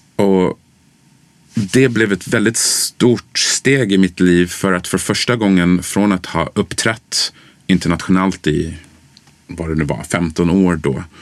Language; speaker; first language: Swedish; early bilingual, other home language; English